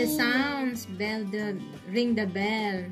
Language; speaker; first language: English; non-native, local second language; Filipino